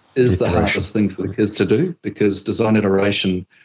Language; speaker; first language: English; native; English